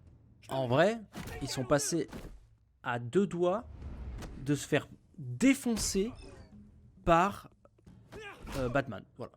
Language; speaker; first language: French; native; French